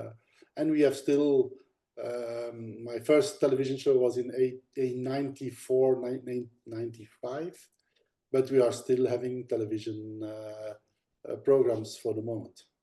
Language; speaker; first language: English; non-native, fluent; Dutch